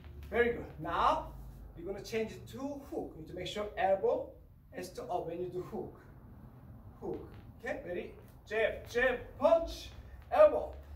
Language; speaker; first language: English; non-native, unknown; Korean